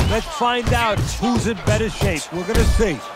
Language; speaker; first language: English; native; English